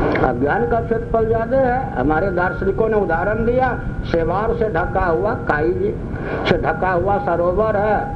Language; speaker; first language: Hindi; non-native, local second language; Maithili